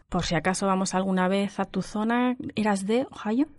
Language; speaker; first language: Spanish; native; Spanish